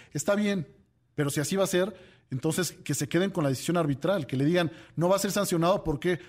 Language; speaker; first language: Spanish; native; Spanish